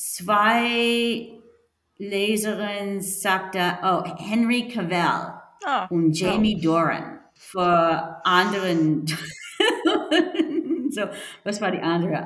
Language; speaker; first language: German; non-native, learner; English